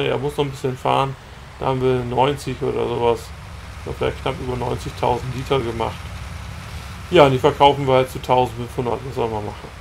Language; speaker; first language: German; native; German